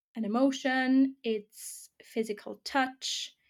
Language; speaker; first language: English; non-native, fluent; German